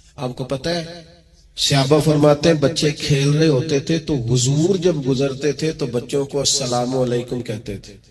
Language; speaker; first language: Urdu; non-native, local second language; Punjabi